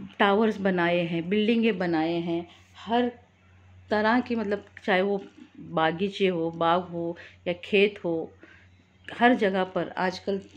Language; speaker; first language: Urdu; native; Urdu